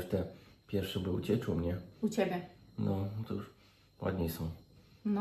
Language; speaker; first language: Polish; native; Polish